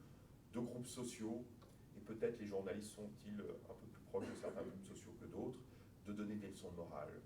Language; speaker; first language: French; native; French